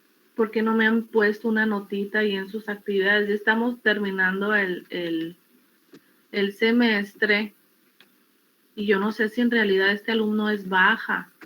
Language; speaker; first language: Spanish; native; Spanish